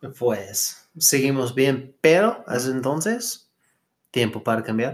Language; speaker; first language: Spanish; non-native, fluent; English